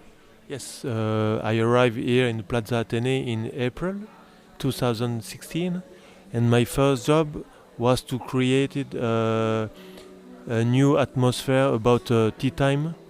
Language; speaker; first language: English; non-native, learner; French